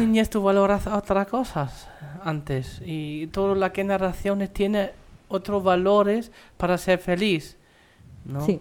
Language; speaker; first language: Spanish; non-native, fluent; German